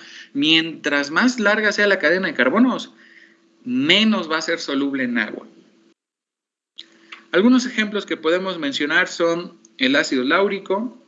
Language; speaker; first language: Spanish; native; Spanish